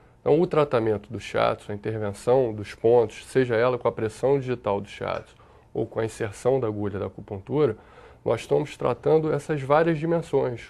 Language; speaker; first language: Portuguese; native; Portuguese